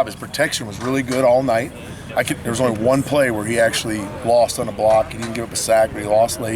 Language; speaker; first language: English; native; English